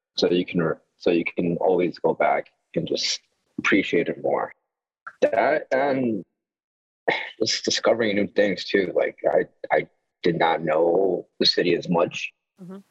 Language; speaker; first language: English; native; English